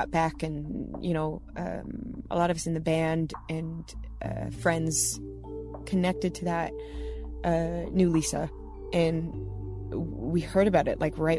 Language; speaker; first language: English; native; English